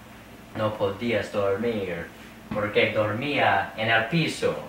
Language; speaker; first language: Spanish; non-native, learner; English